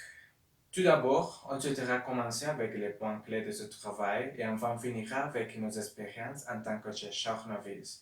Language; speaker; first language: French; non-native, learner; Spanish